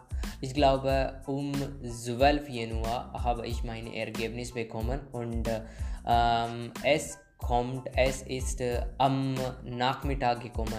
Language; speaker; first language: German; non-native, learner; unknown